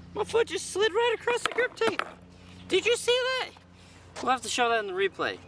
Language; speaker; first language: English; native; English